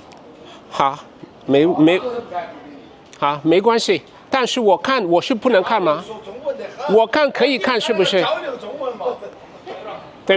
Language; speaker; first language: Chinese; non-native, fluent; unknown